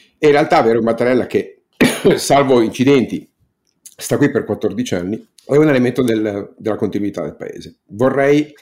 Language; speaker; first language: Italian; native; Italian